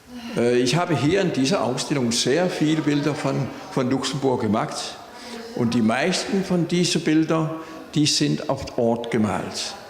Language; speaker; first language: German; non-native, fluent; Danish